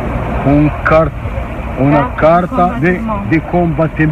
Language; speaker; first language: Italian; non-native, fluent; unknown